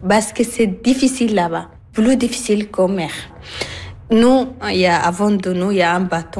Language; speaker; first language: French; non-native, learner; Arabic